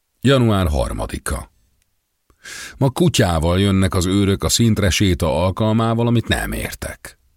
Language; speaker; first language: Hungarian; native; Hungarian